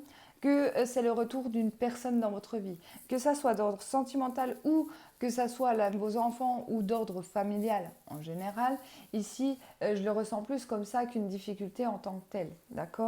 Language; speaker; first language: French; native; French